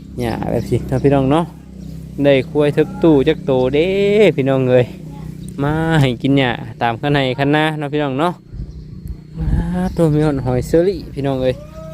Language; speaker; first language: Thai; native; Thai